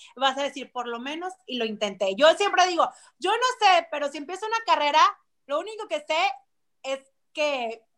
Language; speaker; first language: Spanish; native; Spanish